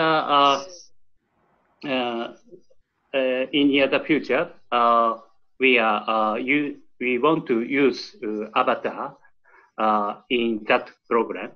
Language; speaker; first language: English; non-native, learner; Japanese